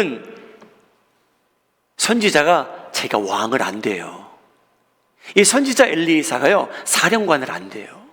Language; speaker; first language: Korean; native; Korean